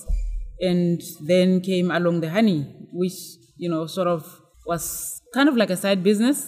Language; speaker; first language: English; non-native, local second language; Tswana